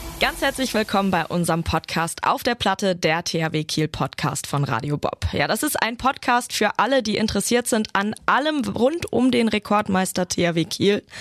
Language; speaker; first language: German; native; German